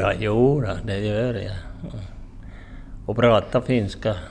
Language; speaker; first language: Swedish; non-native, learner; Finnish